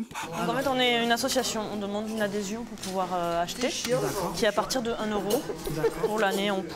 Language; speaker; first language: French; native; French